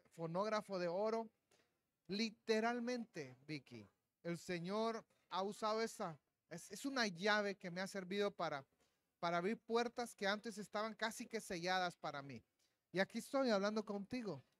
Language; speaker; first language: Spanish; native; Spanish